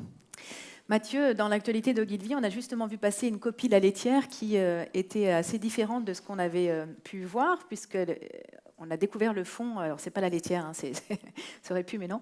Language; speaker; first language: French; native; French